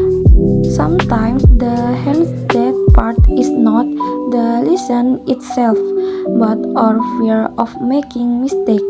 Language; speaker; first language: English; non-native, learner; Indonesian